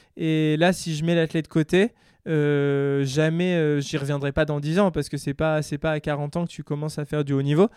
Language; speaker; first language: French; native; French